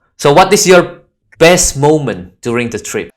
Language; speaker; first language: English; non-native, fluent; Indonesian